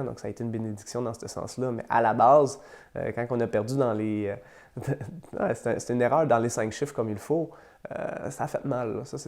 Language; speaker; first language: French; native; French